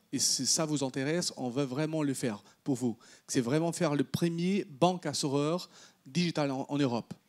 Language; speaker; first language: French; non-native, fluent; Portuguese